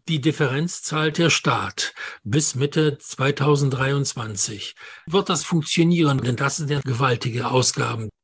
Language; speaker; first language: German; non-native, fluent; Polish